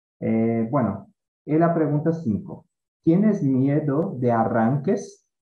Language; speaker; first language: Spanish; non-native, fluent; Portuguese